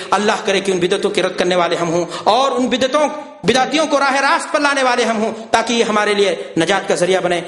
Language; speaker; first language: Urdu; native; Urdu